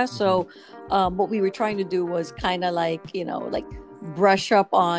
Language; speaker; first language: English; non-native, local second language; Filipino